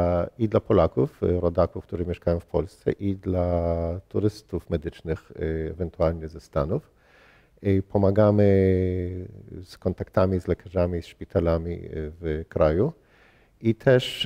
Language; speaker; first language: Polish; early bilingual, heritage; English